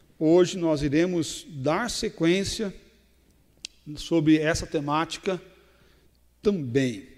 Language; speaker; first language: Portuguese; native; Portuguese